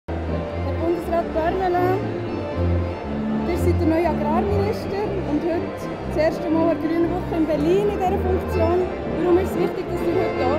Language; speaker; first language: German; native; German